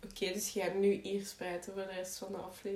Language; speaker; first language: Dutch; native; Dutch